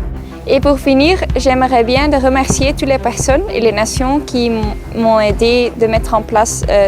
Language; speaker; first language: French; non-native, local second language; Dutch